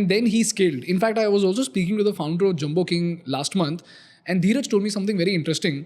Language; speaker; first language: English; non-native, local second language; Hindi